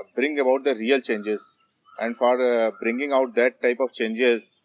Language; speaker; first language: English; non-native, local second language; Hindi